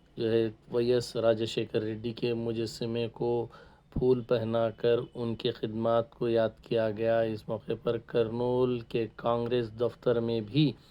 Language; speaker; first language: Urdu; native; Urdu